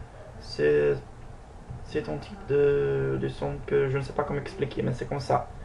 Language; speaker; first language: French; non-native, fluent; Portuguese